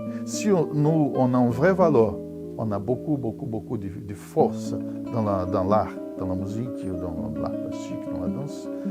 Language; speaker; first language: French; non-native, fluent; Portuguese